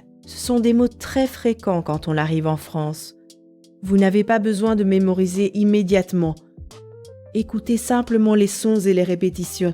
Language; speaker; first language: French; native; French